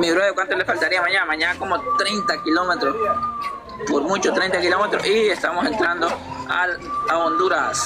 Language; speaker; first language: Spanish; native; Spanish